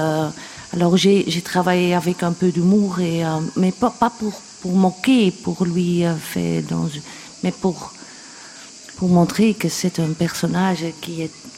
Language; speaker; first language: French; non-native, local second language; Dutch